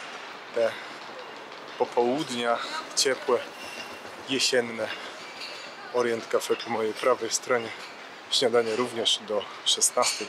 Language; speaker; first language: Polish; native; Polish